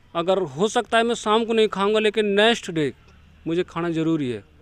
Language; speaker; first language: Hindi; native; Hindi